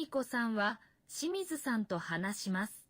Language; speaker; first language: Japanese; non-native, learner; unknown